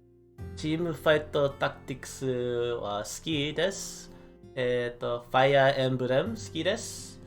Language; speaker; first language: Japanese; non-native, learner; English